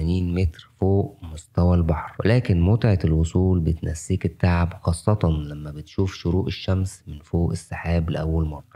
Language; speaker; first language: Arabic; native; Arabic